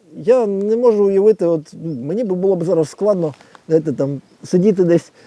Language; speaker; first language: Ukrainian; non-native, local second language; Russian